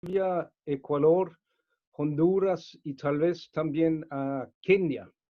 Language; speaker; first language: Spanish; non-native, fluent; Danish